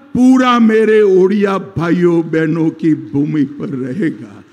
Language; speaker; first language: Hindi; non-native, local second language; Gujarati